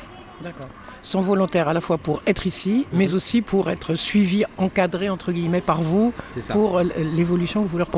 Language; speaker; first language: French; native; French